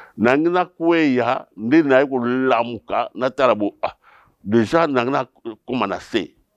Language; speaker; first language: Lingala; non-native, local second language; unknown